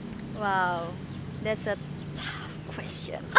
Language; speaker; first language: English; non-native, learner; Indonesian